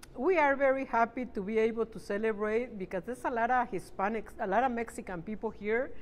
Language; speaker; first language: English; non-native, fluent; Spanish